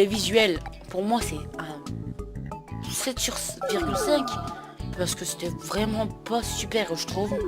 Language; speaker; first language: French; native; French